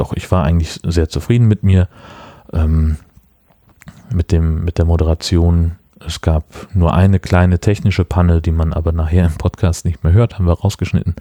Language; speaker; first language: German; native; German